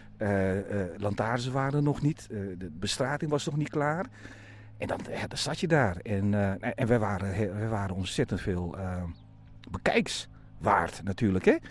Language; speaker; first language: Dutch; native; Dutch